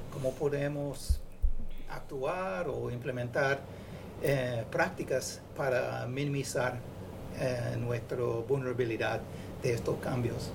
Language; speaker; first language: Spanish; non-native, fluent; English